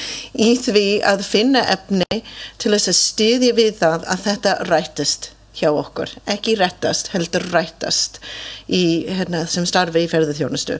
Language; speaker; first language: Icelandic; non-native, fluent; English